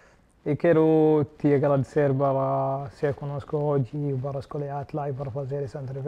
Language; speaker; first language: Portuguese; non-native, learner; Arabic